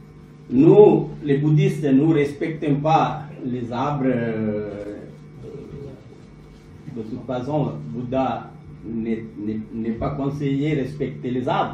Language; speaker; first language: French; non-native, learner; Sinhala